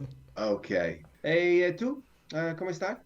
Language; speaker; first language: Italian; non-native, learner; English